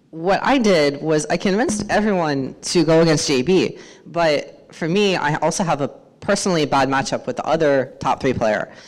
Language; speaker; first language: English; native; English